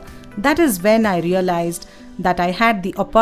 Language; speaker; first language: English; non-native, local second language; Kannada